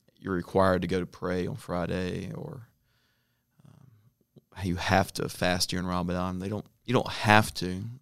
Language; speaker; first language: English; native; English